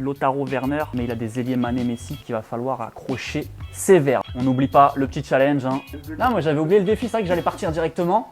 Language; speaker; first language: French; native; French